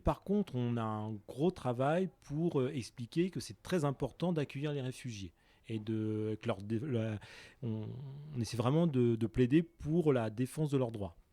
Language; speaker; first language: French; native; French